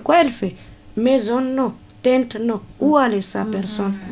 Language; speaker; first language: French; non-native, learner; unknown